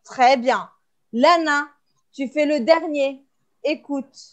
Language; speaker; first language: French; non-native, fluent; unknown